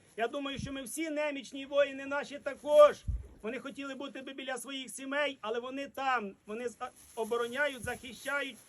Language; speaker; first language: Ukrainian; native; Ukrainian